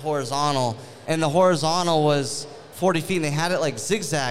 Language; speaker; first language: English; native; English